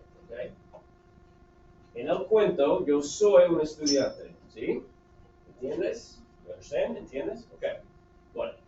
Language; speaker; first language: Spanish; non-native, fluent; English